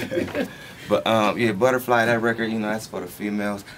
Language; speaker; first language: English; native; English